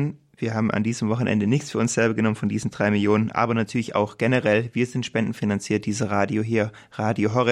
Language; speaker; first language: German; native; German